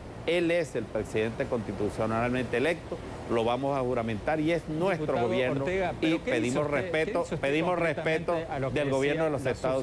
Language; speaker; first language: Spanish; native; Spanish